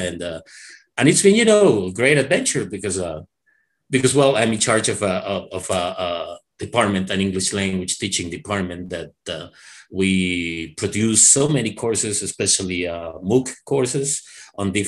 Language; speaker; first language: English; non-native, fluent; Spanish